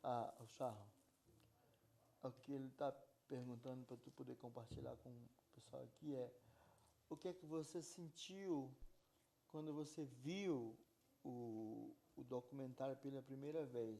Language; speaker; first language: Portuguese; non-native, local second language; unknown